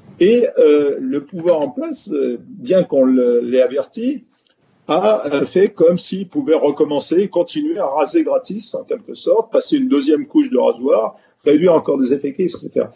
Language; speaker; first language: French; native; French